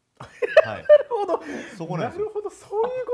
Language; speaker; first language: Japanese; native; Japanese